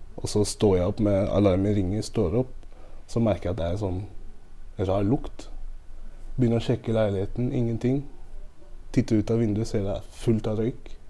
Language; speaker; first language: Norwegian; native; Norwegian